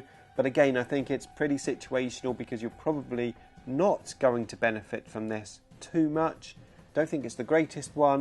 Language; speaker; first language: English; native; English